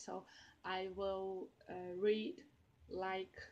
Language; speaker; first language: English; non-native, learner; Portuguese